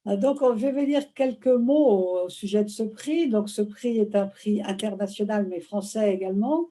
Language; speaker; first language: French; native; French